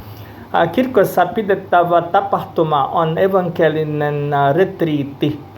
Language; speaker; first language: Finnish; non-native, learner; Portuguese